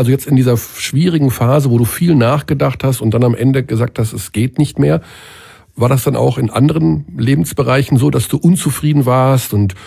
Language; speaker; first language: German; native; German